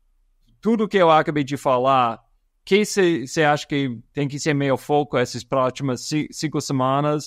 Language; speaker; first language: Portuguese; non-native, fluent; English